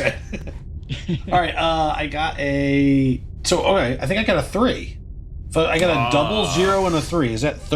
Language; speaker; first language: English; native; English